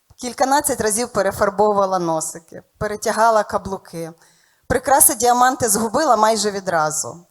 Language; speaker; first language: Ukrainian; native; Ukrainian